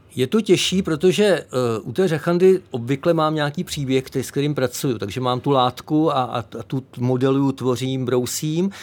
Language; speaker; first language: Czech; native; Czech